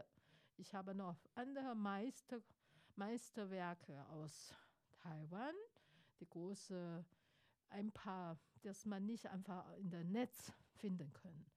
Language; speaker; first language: German; non-native, fluent; Chinese